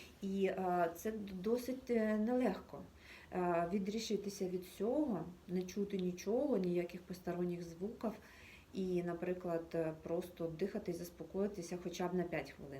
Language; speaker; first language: Ukrainian; native; Ukrainian